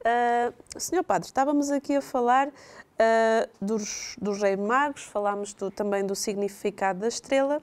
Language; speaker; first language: Portuguese; native; Portuguese